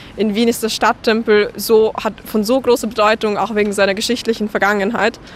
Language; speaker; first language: German; native; German